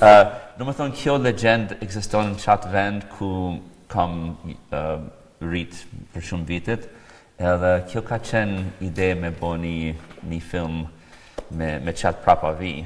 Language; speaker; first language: Albanian; non-native, fluent; English